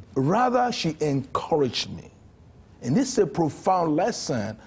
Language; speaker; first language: English; non-native, local second language; Yoruba